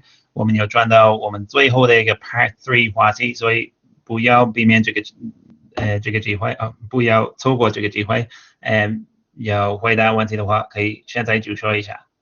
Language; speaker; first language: Chinese; non-native, fluent; English